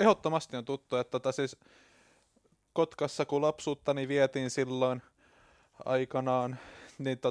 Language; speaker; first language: Finnish; native; Finnish